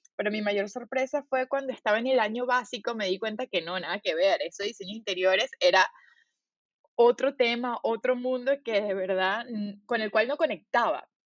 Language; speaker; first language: Spanish; native; Spanish